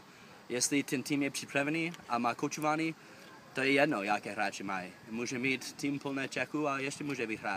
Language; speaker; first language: Czech; non-native, fluent; English